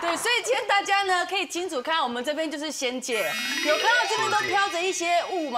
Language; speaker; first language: Chinese; native; Chinese